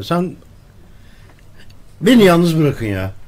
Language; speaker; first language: Turkish; native; Turkish